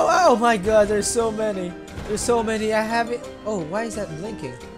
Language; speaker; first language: English; non-native, local second language; Filipino